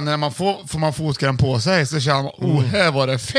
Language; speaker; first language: Swedish; native; Swedish